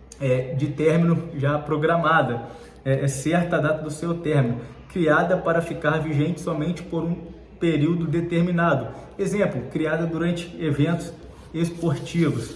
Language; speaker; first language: Portuguese; native; Portuguese